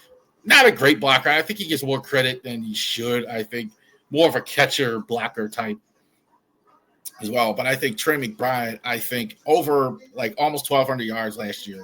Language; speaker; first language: English; native; English